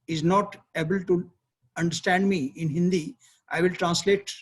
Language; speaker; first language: English; non-native, local second language; Hindi